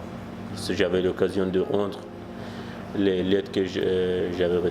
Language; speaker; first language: French; non-native, fluent; Persian